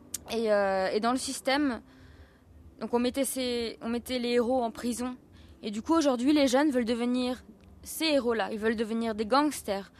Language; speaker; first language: French; native; French